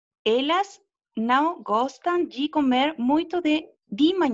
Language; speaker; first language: Portuguese; non-native, learner; Spanish